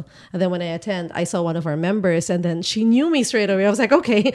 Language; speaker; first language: English; non-native, local second language; Filipino